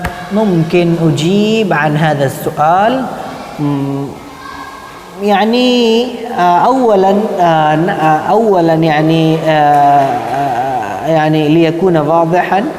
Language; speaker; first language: Arabic; non-native, fluent; Urdu